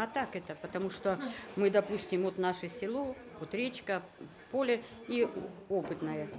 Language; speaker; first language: Russian; native; Russian